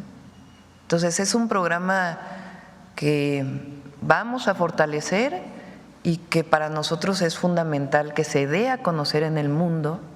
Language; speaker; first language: Spanish; native; Spanish